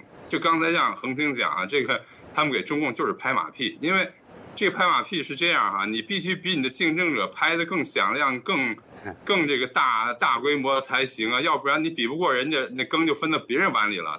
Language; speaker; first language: Chinese; native; Chinese